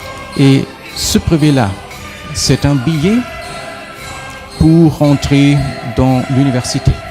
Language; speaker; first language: French; non-native, fluent; German